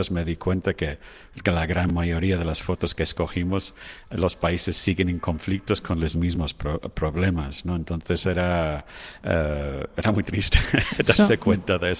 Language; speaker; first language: Spanish; non-native, fluent; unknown